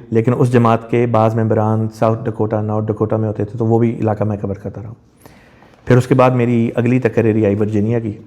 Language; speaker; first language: Urdu; native; Urdu